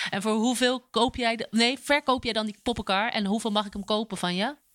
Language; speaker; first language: Dutch; native; Dutch